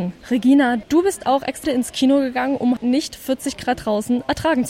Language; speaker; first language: German; native; German